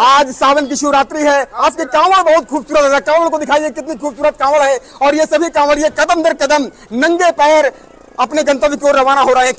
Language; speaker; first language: Hindi; native; Hindi